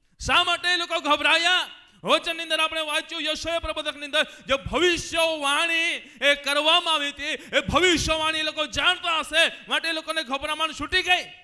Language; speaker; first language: Gujarati; non-native, local second language; Gamit